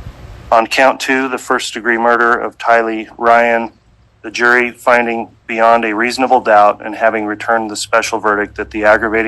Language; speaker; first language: English; native; English